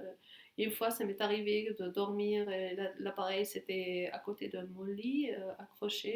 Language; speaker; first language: French; non-native, fluent; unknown